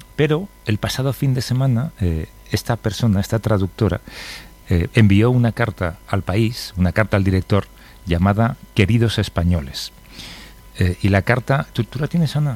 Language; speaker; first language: Spanish; native; Spanish